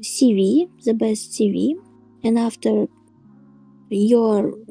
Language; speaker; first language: English; non-native, learner; Russian